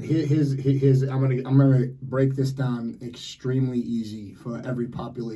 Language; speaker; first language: English; native; English